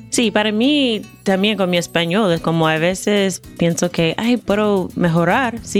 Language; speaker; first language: Spanish; non-native, fluent; English